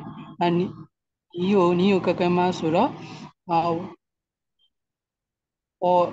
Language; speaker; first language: Chinese; non-native, learner; Burmese